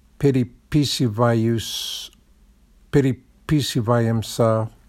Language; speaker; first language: Russian; non-native, learner; English